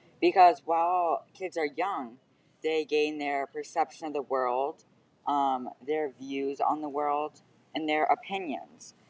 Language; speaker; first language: English; native; English